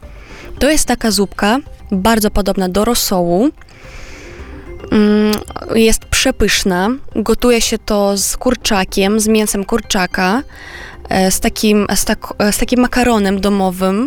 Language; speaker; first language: Polish; non-native, fluent; Romanian